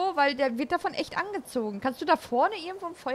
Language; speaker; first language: German; native; German